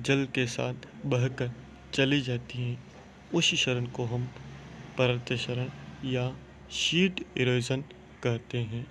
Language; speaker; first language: Hindi; native; Hindi